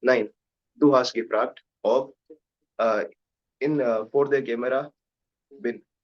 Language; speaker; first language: German; non-native, learner; Hindi